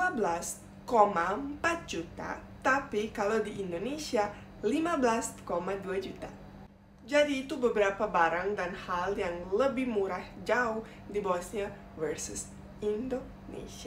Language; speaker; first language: Indonesian; non-native, fluent; Bosnian